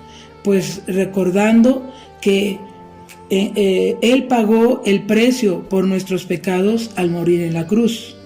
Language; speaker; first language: Spanish; native; Spanish